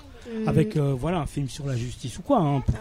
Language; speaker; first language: French; native; French